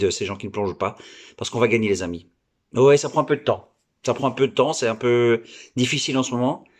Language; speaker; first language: French; native; French